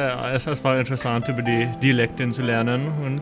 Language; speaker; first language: German; non-native, learner; English